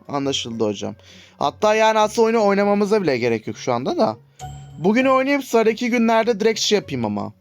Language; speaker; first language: Turkish; native; Turkish